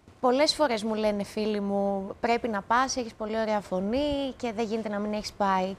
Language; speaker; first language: Greek; early bilingual, other home language; Romanian